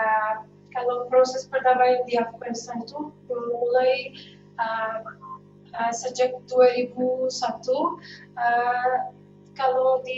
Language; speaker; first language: Indonesian; non-native, fluent; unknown